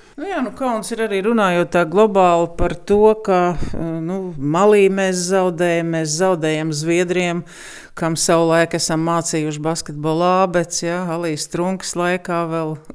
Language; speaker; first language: Latvian; native; Latvian